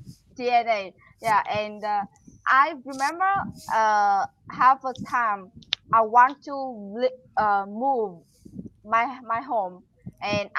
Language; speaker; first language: English; non-native, learner; Vietnamese